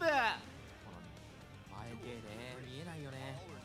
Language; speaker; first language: Japanese; native; Japanese